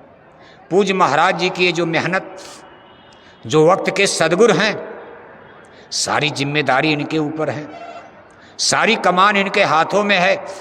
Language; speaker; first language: Hindi; native; Hindi